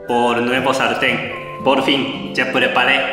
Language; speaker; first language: Spanish; non-native, learner; Japanese